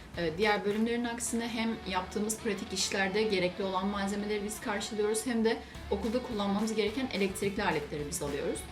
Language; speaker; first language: Turkish; native; Turkish